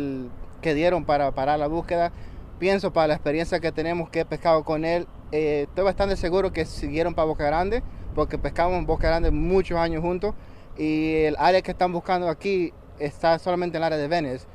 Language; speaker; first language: Spanish; early bilingual, other home language; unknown